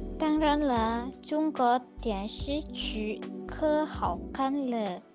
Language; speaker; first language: Chinese; non-native, learner; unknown